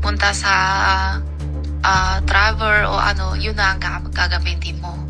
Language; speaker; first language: Filipino; non-native, learner; Chinese